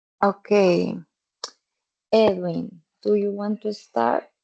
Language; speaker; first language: English; non-native, fluent; Spanish